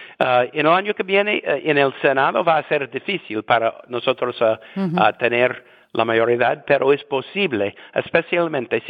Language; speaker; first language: Spanish; non-native, fluent; English